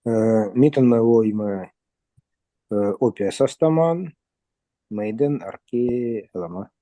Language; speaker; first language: Finnish; non-native, learner; Russian